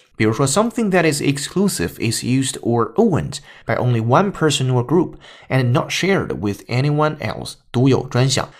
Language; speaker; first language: English; non-native, fluent; Chinese